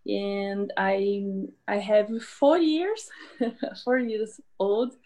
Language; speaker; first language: English; non-native, learner; Portuguese